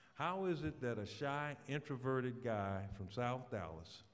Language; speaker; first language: English; native; English